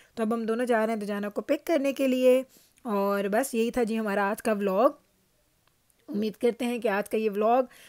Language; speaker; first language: Urdu; native; Urdu